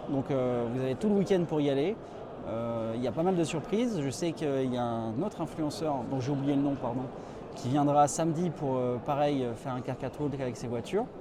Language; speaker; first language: French; native; French